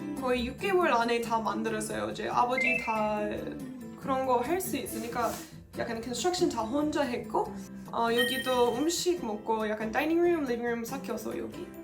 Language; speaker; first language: Korean; non-native, learner; English